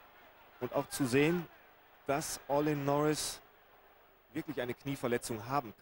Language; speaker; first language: German; native; German